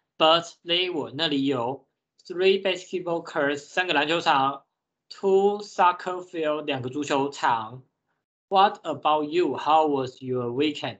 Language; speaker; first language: English; non-native, fluent; Chinese